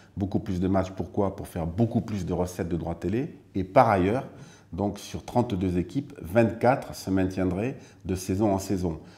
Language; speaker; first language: French; native; French